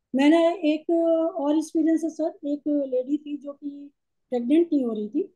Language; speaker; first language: Hindi; native; Hindi